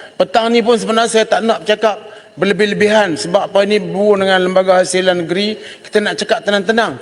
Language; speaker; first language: Malay; native; Malay